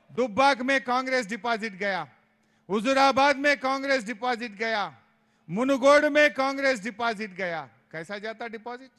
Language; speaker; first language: Hindi; non-native, local second language; Telugu